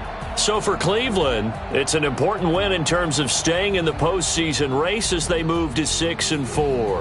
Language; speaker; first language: English; native; English